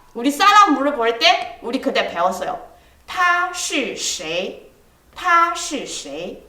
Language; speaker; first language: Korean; non-native, fluent; Chinese